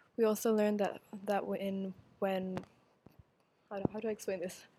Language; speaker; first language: English; non-native, fluent; Indonesian